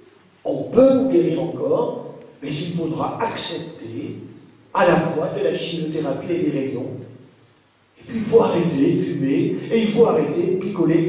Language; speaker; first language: French; native; French